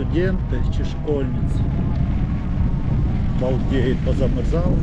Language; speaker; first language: Ukrainian; native; Ukrainian